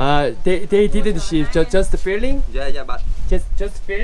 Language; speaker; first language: English; non-native, learner; Korean